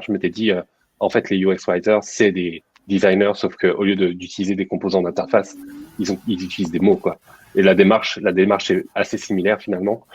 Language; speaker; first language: French; native; French